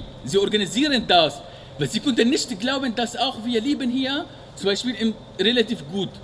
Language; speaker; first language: German; non-native, learner; Arabic